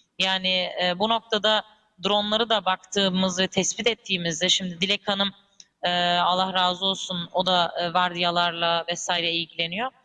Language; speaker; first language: Turkish; early bilingual, heritage; Turkish